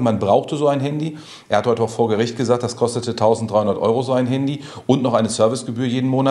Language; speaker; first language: German; native; German